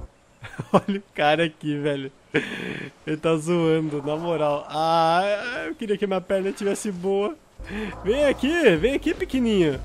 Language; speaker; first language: Portuguese; native; Portuguese